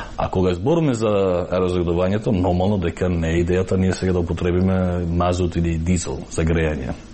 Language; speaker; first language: Macedonian; non-native, local second language; Albanian